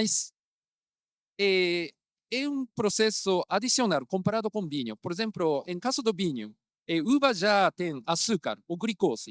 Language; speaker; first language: Portuguese; non-native, fluent; Japanese